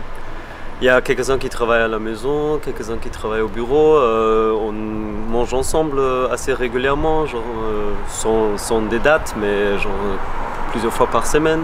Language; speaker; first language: French; non-native, fluent; German